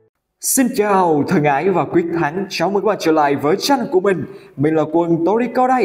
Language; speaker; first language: Vietnamese; native; Vietnamese